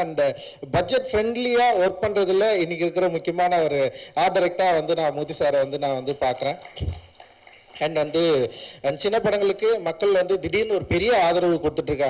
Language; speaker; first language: Tamil; native; Tamil